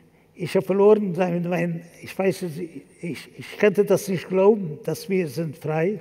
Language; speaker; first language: German; non-native, fluent; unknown